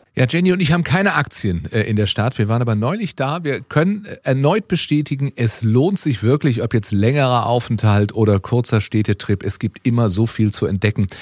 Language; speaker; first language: German; native; German